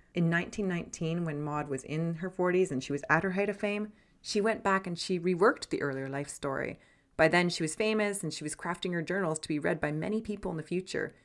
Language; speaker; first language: English; native; English